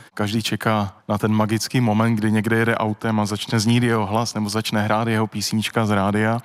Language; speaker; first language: Czech; native; Czech